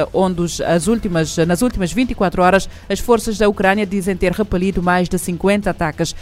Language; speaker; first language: Portuguese; non-native, local second language; Kabuverdianu